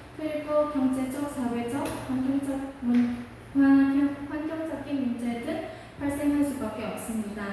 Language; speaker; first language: Korean; non-native, local second language; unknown